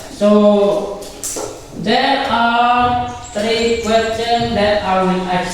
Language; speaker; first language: English; non-native, learner; Indonesian